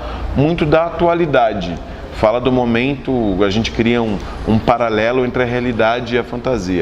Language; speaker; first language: Portuguese; native; Portuguese